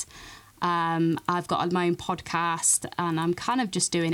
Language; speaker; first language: English; native; English